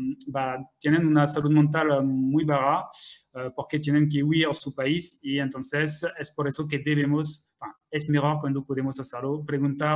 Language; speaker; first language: Spanish; non-native, fluent; French